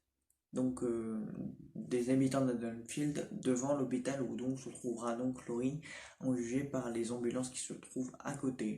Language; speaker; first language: French; native; French